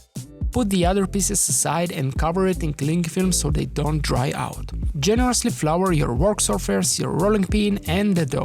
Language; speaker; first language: English; non-native, fluent; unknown